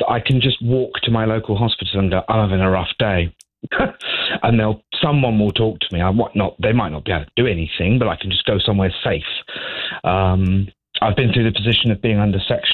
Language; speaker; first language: English; native; English